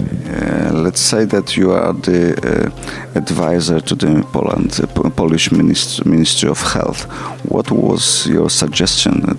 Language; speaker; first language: English; non-native, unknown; Polish